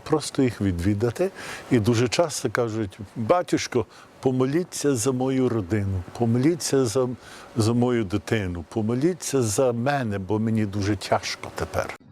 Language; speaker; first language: Ukrainian; early bilingual, heritage; Ukrainian